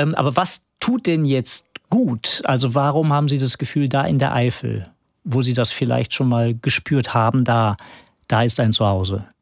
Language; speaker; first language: German; native; German